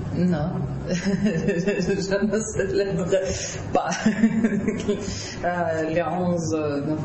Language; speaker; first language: French; non-native, learner; Russian